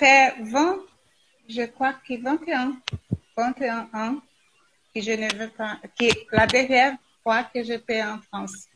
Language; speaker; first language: French; non-native, learner; Portuguese